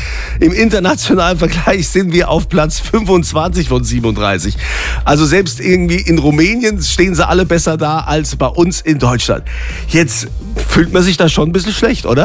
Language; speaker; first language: German; native; German